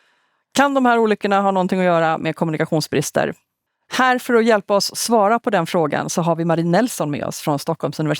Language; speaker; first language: Swedish; native; Swedish